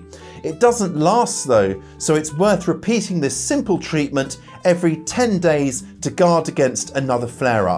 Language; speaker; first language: English; native; English